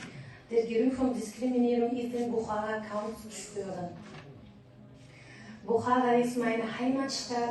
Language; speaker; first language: German; non-native, learner; Tajik